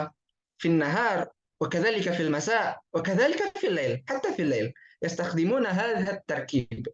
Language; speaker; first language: Arabic; non-native, fluent; Indonesian